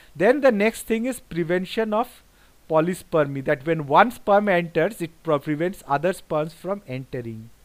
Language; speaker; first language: English; non-native, local second language; Bangla